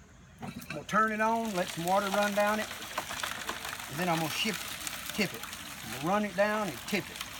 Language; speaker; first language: English; native; English